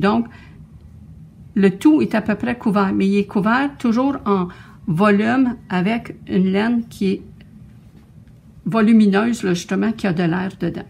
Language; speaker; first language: French; native; French